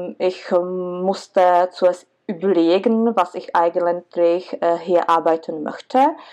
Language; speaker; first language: German; non-native, fluent; Czech